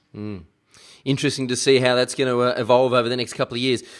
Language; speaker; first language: English; early bilingual, other home language; German